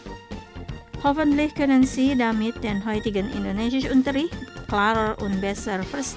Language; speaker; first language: German; non-native, fluent; Indonesian